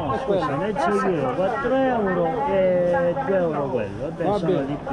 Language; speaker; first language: Italian; native; Italian